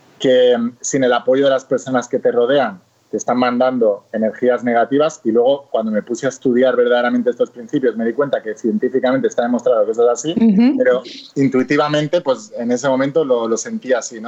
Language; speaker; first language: Spanish; native; Spanish